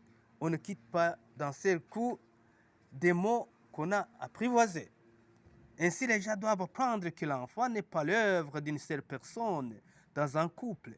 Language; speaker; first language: French; non-native, local second language; Rundi